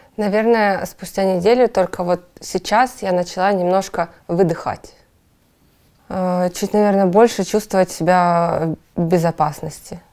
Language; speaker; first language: Russian; native; Russian